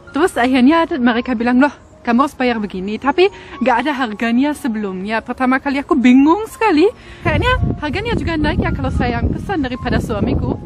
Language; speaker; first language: Indonesian; non-native, fluent; German